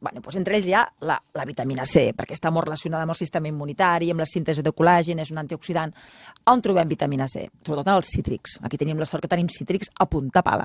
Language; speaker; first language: Catalan; native; Catalan